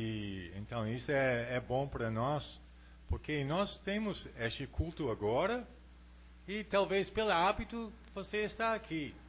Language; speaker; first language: Portuguese; non-native, fluent; English